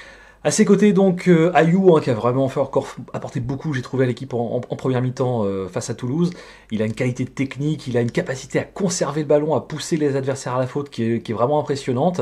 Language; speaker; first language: French; native; French